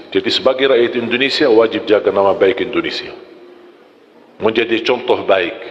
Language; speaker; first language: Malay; non-native, fluent; Arabic